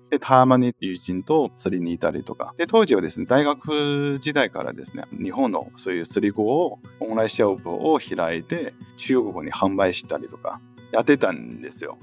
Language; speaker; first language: Japanese; non-native, fluent; Chinese